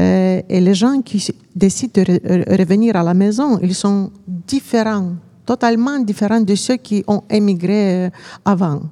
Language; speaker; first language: French; non-native, fluent; Romanian